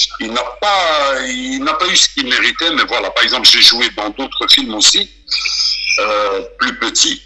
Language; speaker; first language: French; early bilingual, other home language; Arabic